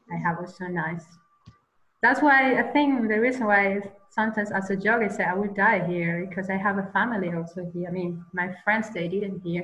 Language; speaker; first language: English; non-native, learner; Spanish